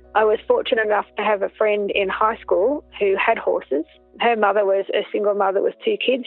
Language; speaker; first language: English; native; English